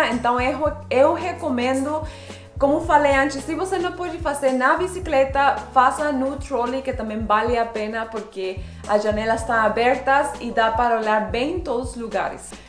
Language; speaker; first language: Portuguese; non-native, fluent; Spanish